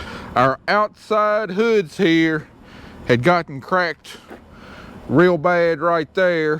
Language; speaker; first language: English; native; English